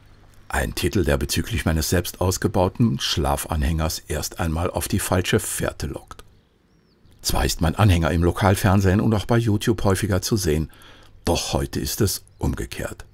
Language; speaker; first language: German; native; German